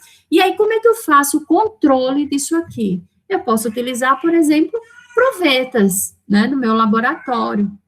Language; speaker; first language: Portuguese; native; Portuguese